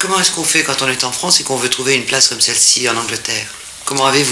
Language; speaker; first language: French; native; French